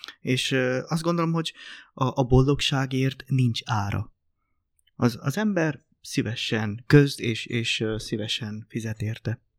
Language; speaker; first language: Hungarian; non-native, fluent; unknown